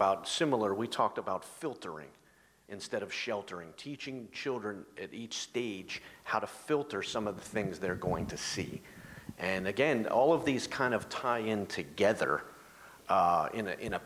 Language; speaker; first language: English; native; English